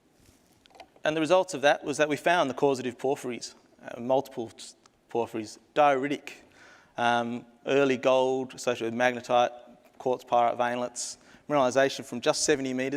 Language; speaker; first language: English; native; English